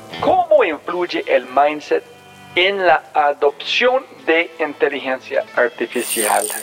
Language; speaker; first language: Spanish; non-native, fluent; English